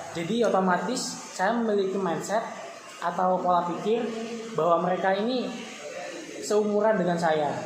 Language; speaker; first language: Indonesian; non-native, local second language; Madurese